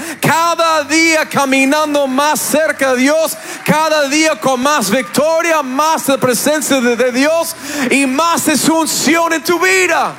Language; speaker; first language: Spanish; non-native, fluent; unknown